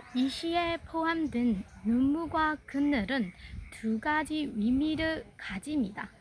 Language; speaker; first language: Korean; non-native, learner; Burmese